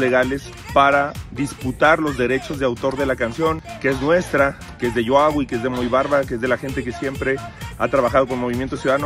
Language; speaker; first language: Spanish; native; Spanish